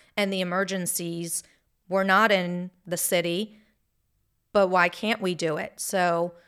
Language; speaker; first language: English; early bilingual, other home language; Hebrew